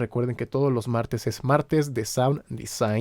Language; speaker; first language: Spanish; native; Spanish